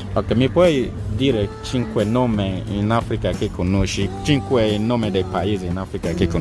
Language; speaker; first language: Italian; non-native, fluent; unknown